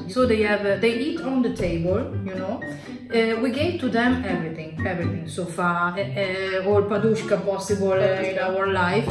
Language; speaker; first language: English; non-native, fluent; Italian